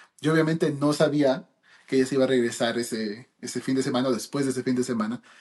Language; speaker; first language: Spanish; early bilingual, heritage; Spanish